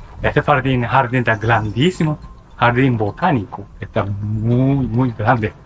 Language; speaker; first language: Spanish; non-native, learner; Japanese